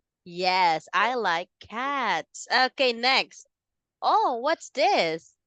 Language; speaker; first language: English; non-native, fluent; Filipino